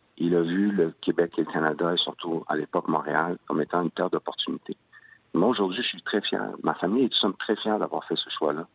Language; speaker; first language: French; early bilingual, other home language; Spanish